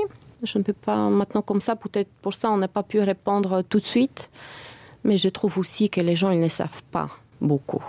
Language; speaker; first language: French; non-native, fluent; Bulgarian